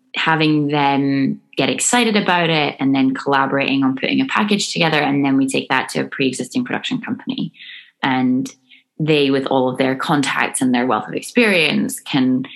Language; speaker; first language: English; native; English